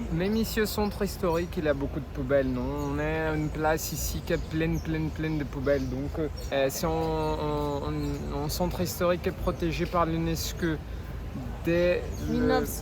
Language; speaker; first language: French; non-native, fluent; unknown